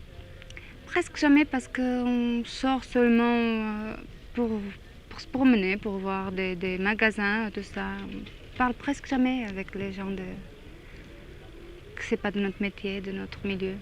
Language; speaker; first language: French; non-native, fluent; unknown